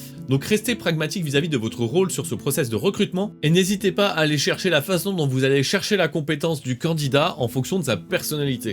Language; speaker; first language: French; native; French